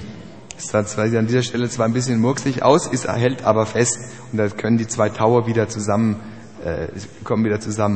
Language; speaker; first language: German; native; German